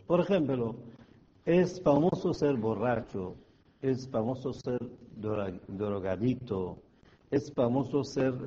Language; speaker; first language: Spanish; non-native, fluent; Persian